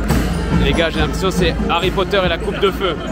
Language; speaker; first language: French; native; French